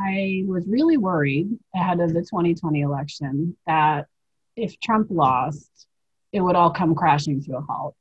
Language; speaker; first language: English; native; English